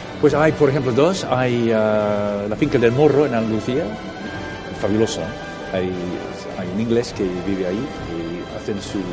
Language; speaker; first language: Spanish; non-native, fluent; English